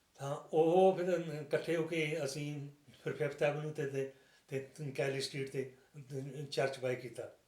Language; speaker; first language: Punjabi; native; Punjabi